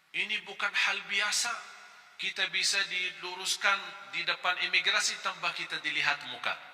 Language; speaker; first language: Malay; non-native, fluent; Arabic